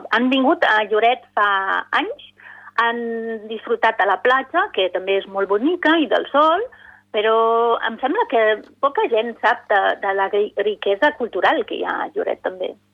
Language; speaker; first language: Catalan; non-native, fluent; German